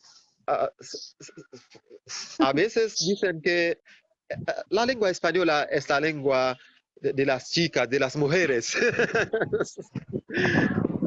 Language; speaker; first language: Spanish; non-native, fluent; Haitian Creole